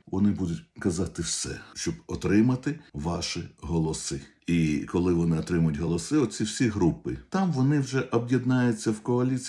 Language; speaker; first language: Ukrainian; non-native, local second language; Russian